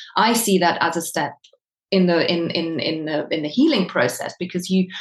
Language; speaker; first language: English; non-native, fluent; German